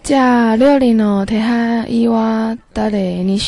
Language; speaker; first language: Japanese; non-native, learner; Chinese